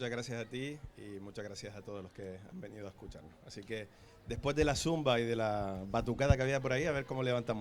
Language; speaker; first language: Spanish; native; Spanish